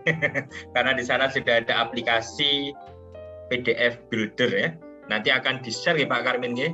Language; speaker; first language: Indonesian; non-native, local second language; Javanese